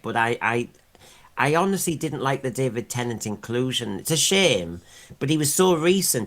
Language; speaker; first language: English; native; English